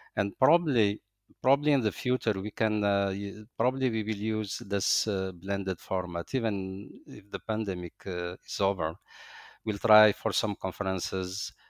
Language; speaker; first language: English; non-native, fluent; Arabic